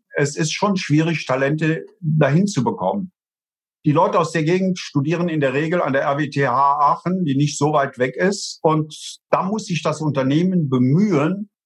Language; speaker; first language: German; native; German